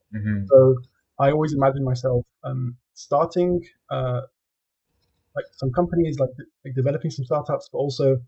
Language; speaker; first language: English; native; English